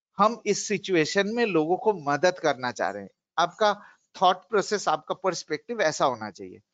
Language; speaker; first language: Hindi; non-native, local second language; Bangla